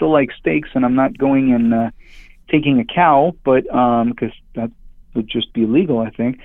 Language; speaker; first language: English; non-native, fluent; Hebrew